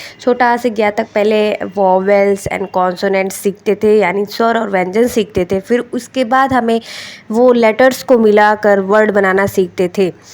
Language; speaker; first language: Hindi; native; Hindi